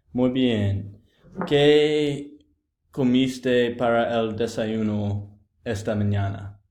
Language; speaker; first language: Spanish; non-native, learner; English